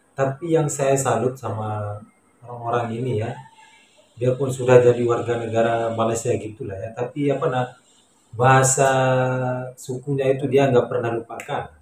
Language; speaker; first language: Indonesian; native; Indonesian